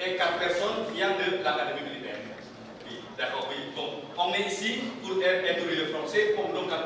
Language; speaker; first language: French; non-native, learner; Indonesian